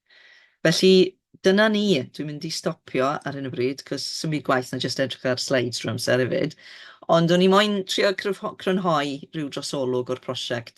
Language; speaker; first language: Welsh; native; Welsh